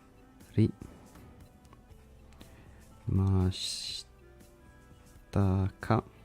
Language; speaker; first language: Japanese; non-native, learner; English